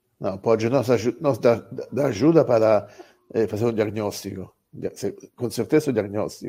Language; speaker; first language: Portuguese; non-native, learner; Italian